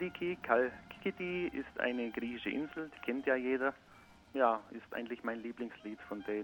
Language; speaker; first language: German; native; German